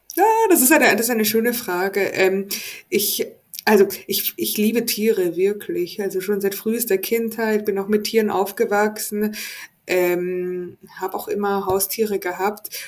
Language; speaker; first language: German; native; German